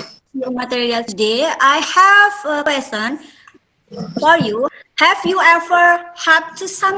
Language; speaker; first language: English; non-native, fluent; Indonesian